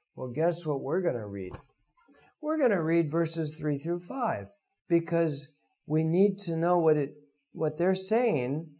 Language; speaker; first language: English; native; English